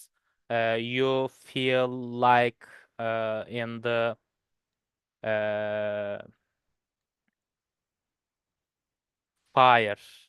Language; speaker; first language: English; non-native, learner; Turkish